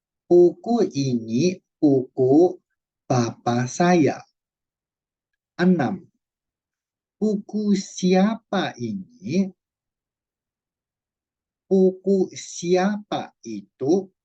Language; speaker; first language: Indonesian; non-native, fluent; Chinese